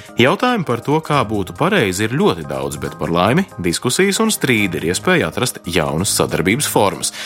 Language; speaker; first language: Latvian; early bilingual, heritage; Latvian